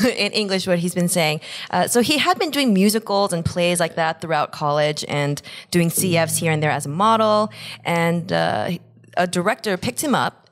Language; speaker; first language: English; early bilingual, other home language; Korean